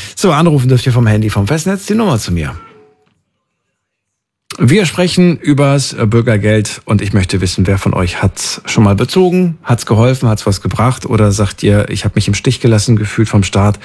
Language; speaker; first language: German; native; German